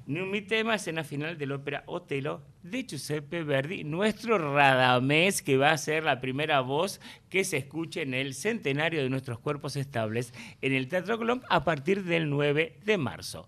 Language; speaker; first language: Spanish; native; Spanish